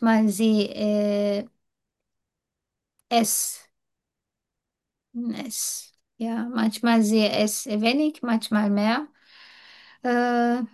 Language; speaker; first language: German; non-native, learner; Turkish